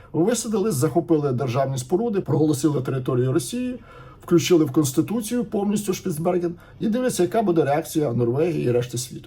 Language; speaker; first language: Ukrainian; native; Ukrainian